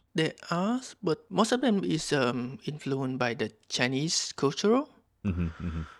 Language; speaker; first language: English; non-native, learner; Vietnamese